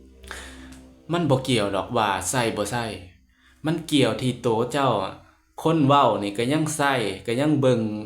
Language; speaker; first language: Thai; non-native, local second language; Lao